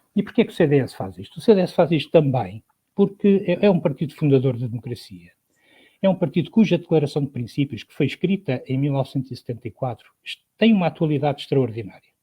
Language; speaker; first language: Portuguese; native; Portuguese